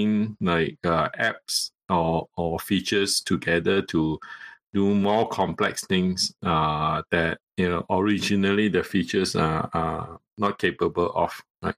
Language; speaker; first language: English; non-native, local second language; Cantonese